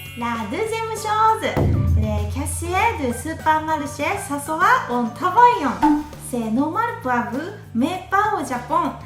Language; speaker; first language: French; non-native, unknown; Japanese